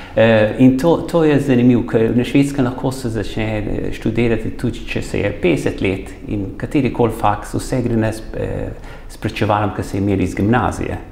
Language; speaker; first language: Slovenian; early bilingual, heritage; Slovenian